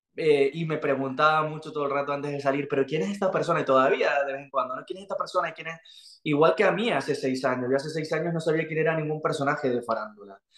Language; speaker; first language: Spanish; native; Spanish